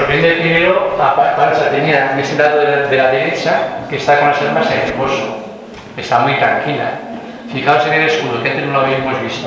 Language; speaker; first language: Spanish; native; Spanish